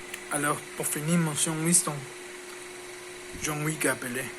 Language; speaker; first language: French; non-native, learner; Spanish